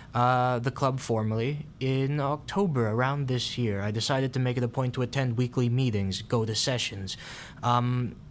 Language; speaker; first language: English; non-native, local second language; Filipino